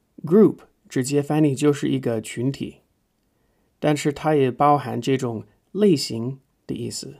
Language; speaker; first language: Chinese; non-native, fluent; English